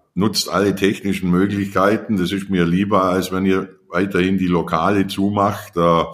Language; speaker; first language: German; native; German